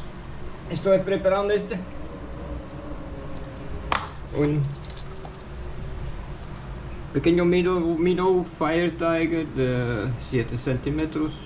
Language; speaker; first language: Spanish; non-native, fluent; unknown